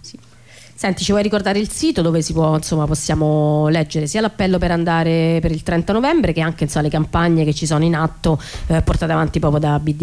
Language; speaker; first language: Italian; native; Italian